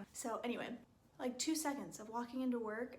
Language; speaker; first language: English; native; English